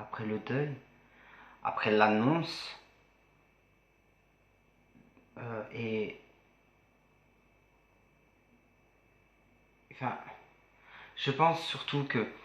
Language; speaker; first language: French; native; French